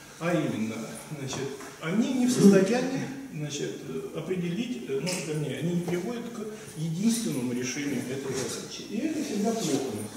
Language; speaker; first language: Russian; native; Russian